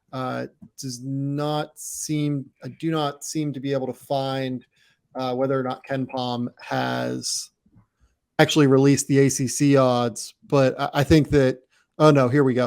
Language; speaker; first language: English; native; English